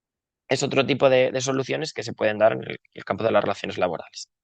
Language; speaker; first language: Spanish; native; Spanish